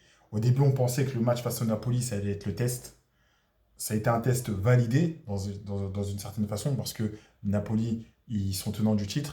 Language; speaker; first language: French; native; French